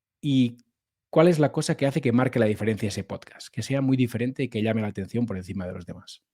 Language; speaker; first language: Spanish; native; Spanish